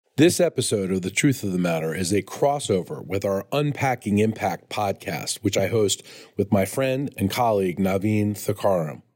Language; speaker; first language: English; native; English